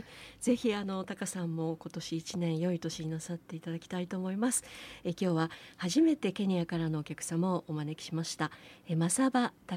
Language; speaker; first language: Japanese; native; Japanese